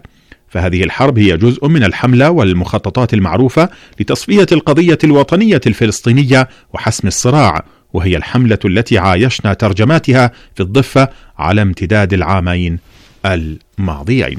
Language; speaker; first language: Arabic; native; Arabic